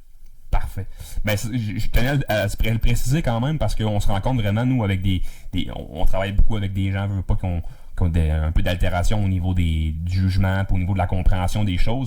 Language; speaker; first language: French; native; French